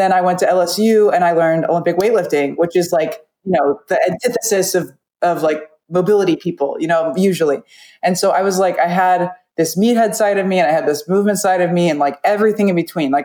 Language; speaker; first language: English; native; English